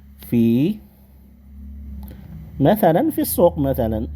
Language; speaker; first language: Arabic; non-native, fluent; Indonesian